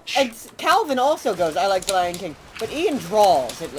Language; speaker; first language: English; native; English